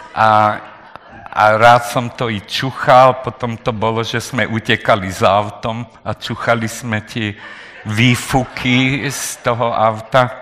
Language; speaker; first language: Slovak; non-native, local second language; Hungarian